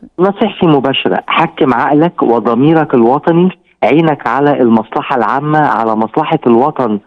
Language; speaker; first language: Arabic; native; Arabic